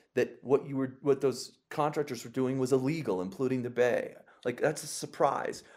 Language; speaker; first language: English; native; English